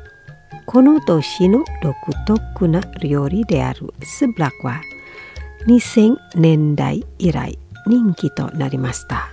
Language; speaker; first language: Japanese; non-native, fluent; Indonesian